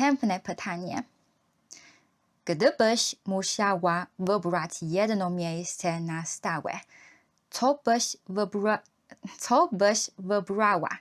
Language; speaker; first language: Polish; non-native, learner; Chinese